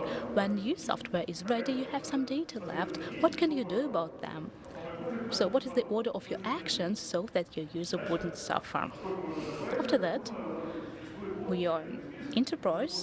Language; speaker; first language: English; non-native, fluent; Russian